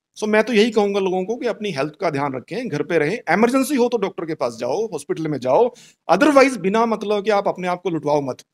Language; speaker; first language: Hindi; native; Hindi